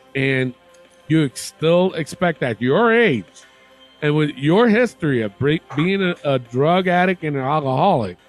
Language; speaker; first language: English; native; English